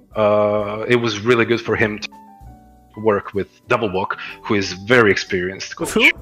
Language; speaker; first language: English; non-native, fluent; Croatian